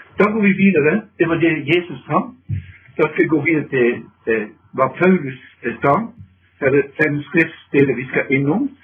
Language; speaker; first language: Norwegian; non-native, fluent; English